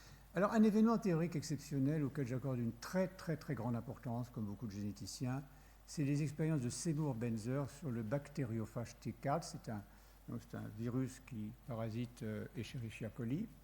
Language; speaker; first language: French; native; French